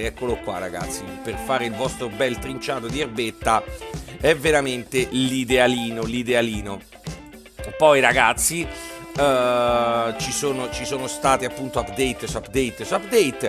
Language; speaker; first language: Italian; native; Italian